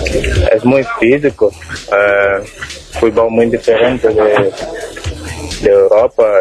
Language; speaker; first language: Spanish; non-native, learner; Portuguese